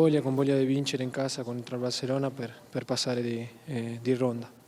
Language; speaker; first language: Italian; non-native, learner; Spanish